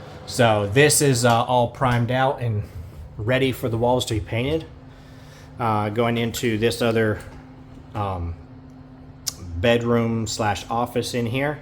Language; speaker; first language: English; native; English